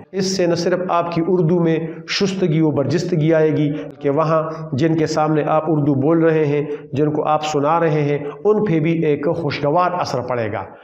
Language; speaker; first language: Urdu; non-native, local second language; Pashto